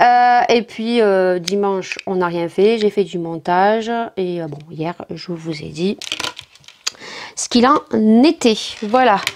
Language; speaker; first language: French; native; French